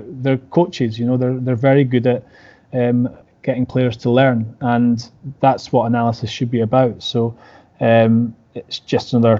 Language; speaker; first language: English; native; English